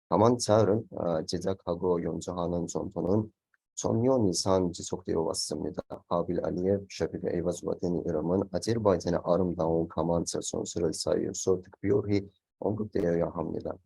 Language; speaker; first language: Korean; non-native, fluent; Azerbaijani